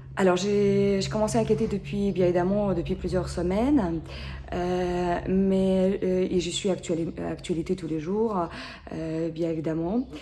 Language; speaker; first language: French; non-native, fluent; Ukrainian